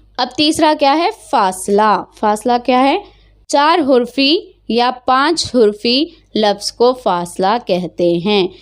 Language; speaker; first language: Urdu; native; Urdu